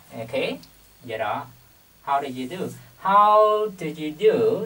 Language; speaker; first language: English; non-native, fluent; Vietnamese